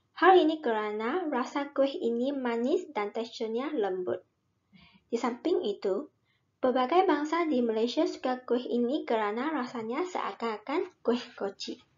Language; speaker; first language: Malay; non-native, local second language; Min Nan Chinese